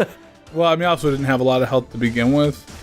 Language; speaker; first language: English; native; English